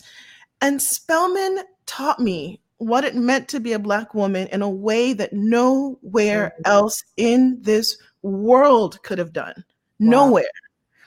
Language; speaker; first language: English; native; English